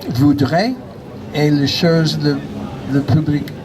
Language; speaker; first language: French; non-native, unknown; English